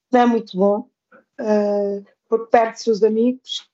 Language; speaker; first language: Portuguese; non-native, local second language; Kabuverdianu